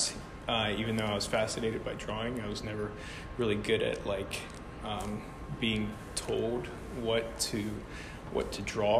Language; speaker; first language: English; early bilingual, other home language; Ukrainian